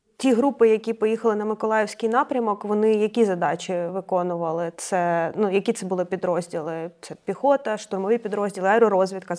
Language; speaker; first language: Ukrainian; native; Ukrainian